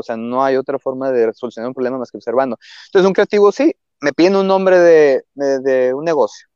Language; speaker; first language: Spanish; native; Spanish